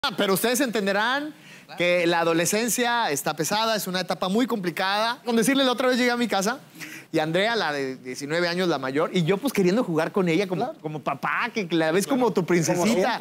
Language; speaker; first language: Spanish; native; Spanish